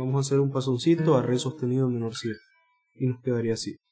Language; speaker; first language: Spanish; native; Spanish